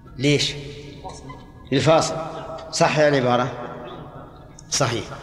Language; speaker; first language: Arabic; native; Arabic